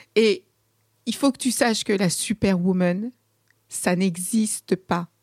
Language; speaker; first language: French; early bilingual, other home language; Kabuverdianu